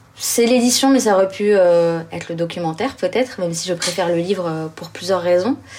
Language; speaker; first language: French; early bilingual, other home language; Arabic